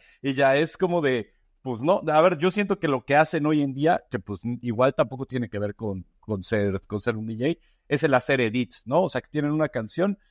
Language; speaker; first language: Spanish; native; Spanish